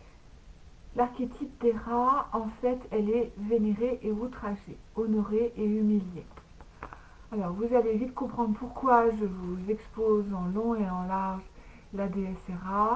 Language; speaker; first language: French; native; French